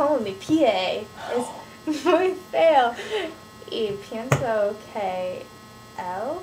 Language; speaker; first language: Spanish; non-native, learner; English